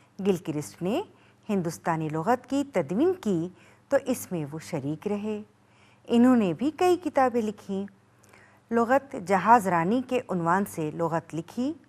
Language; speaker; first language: Urdu; native; Urdu